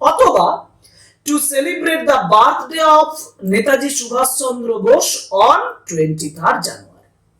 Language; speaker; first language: English; non-native, local second language; Bangla